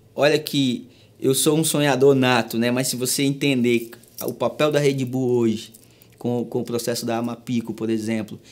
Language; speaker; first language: Portuguese; native; Portuguese